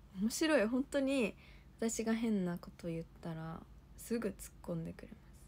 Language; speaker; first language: Japanese; native; Japanese